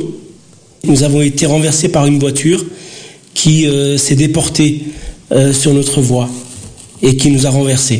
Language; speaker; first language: French; early bilingual, other home language; Portuguese